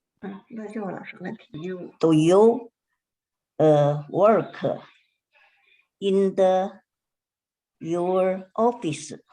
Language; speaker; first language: English; non-native, learner; Chinese